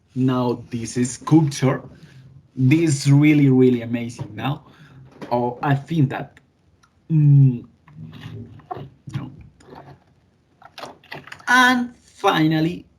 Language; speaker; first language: English; non-native, learner; Spanish